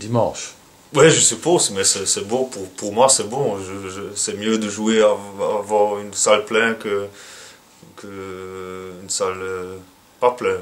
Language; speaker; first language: French; non-native, local second language; Dutch